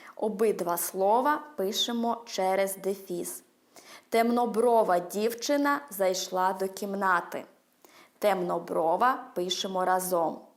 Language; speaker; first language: Ukrainian; early bilingual, heritage; Ukrainian